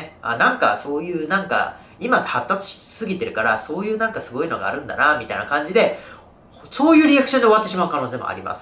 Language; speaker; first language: Japanese; native; Japanese